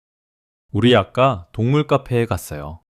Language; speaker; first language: Korean; early bilingual, heritage; English